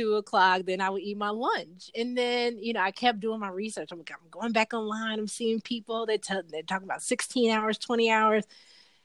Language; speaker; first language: English; native; English